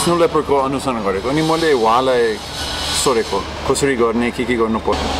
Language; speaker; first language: Nepali; non-native, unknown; English